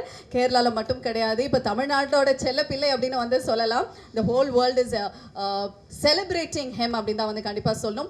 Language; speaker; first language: Tamil; native; Tamil